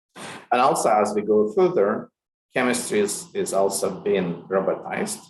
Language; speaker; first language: English; non-native, fluent; Ukrainian